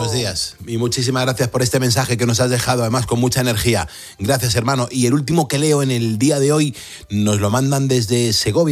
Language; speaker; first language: Spanish; native; Spanish